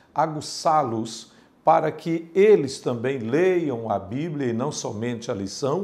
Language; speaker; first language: Portuguese; native; Portuguese